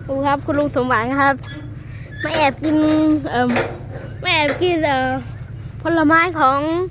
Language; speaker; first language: Thai; native; Thai